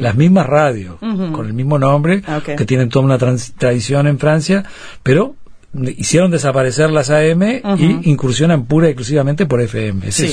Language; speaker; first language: Spanish; native; Spanish